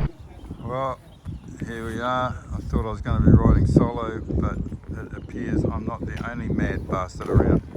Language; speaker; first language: English; native; English